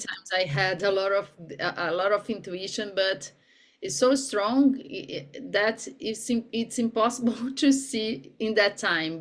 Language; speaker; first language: English; non-native, learner; Portuguese